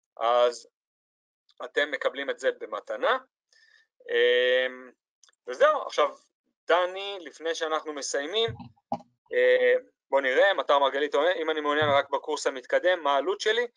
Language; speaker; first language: Hebrew; native; Hebrew